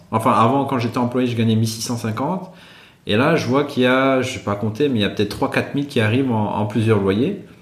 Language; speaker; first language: French; non-native, local second language; Malagasy